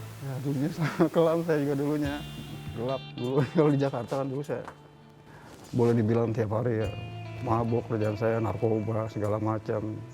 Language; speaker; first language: Indonesian; native; Indonesian